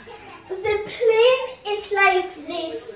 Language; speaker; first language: English; early bilingual, heritage; English